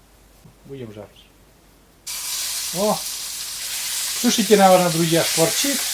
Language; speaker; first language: Russian; native; Russian